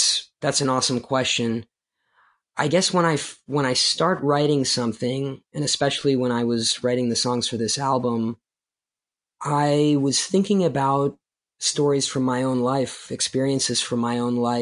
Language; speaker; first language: English; native; English